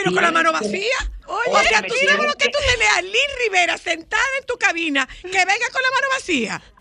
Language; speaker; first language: Spanish; native; Spanish